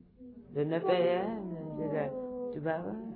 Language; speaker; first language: French; non-native, learner; English